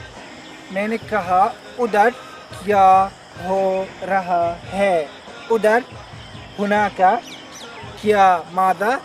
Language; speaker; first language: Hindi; non-native, fluent; Arabic